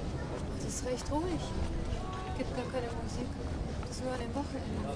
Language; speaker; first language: German; native; German